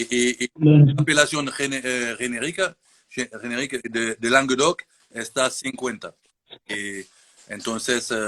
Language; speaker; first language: Spanish; non-native, learner; French